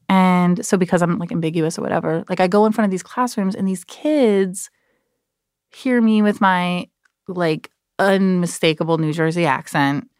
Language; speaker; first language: English; native; English